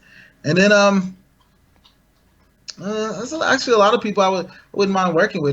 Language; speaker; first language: English; native; English